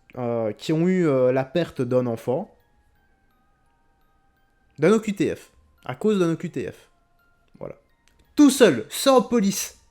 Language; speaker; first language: French; native; French